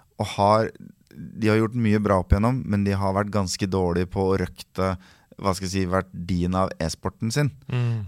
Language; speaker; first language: Norwegian; native; Norwegian